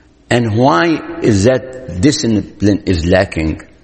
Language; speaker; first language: English; non-native, fluent; Arabic